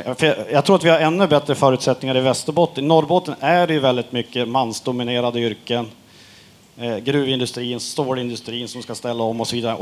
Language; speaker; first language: Swedish; native; Swedish